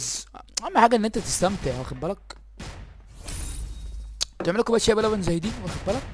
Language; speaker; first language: Arabic; native; Arabic